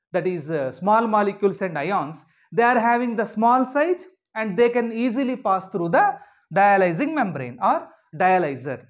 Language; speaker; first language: English; non-native, local second language; Telugu